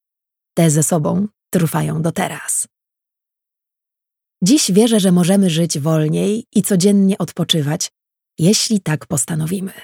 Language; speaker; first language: Polish; native; Polish